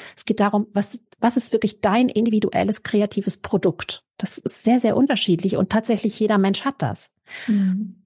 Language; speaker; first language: German; native; German